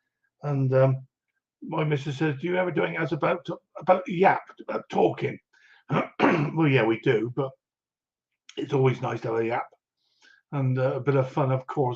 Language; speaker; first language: English; native; English